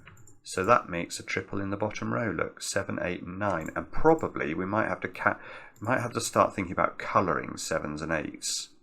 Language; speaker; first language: English; native; English